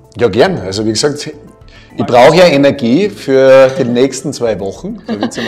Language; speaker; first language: German; native; German